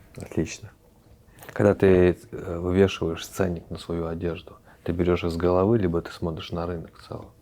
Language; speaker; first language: Russian; non-native, local second language; Chechen